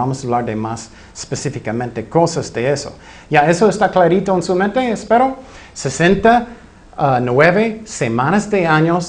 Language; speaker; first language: Spanish; non-native, fluent; English